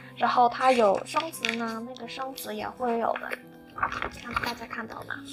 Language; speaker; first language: Chinese; non-native, fluent; Cantonese